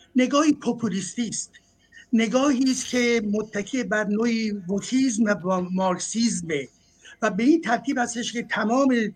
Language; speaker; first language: Persian; native; Persian